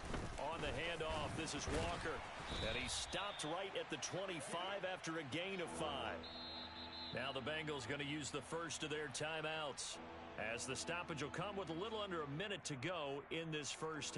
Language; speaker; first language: English; native; English